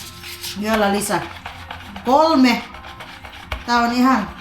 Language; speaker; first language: Finnish; non-native, learner; Filipino